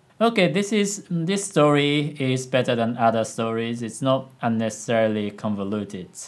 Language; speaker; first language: English; non-native, fluent; Japanese